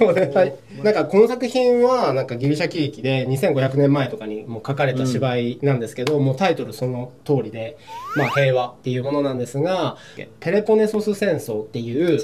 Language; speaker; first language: Japanese; native; Japanese